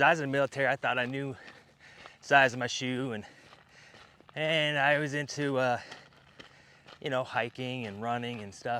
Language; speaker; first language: English; native; English